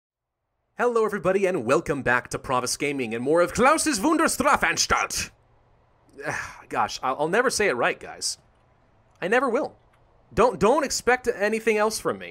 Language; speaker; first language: English; native; English